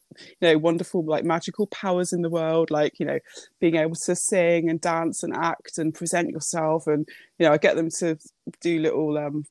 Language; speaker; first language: English; early bilingual, other home language; Japanese